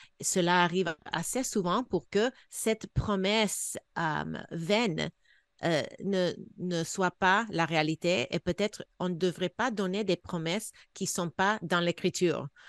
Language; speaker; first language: French; non-native, fluent; English